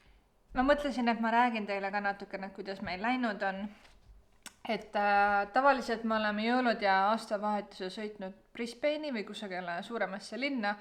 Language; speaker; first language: Estonian; native; Estonian